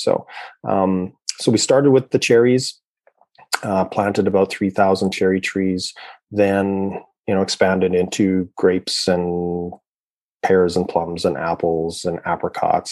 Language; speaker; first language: English; native; English